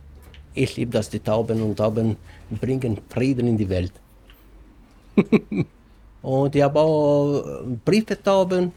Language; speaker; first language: German; non-native, learner; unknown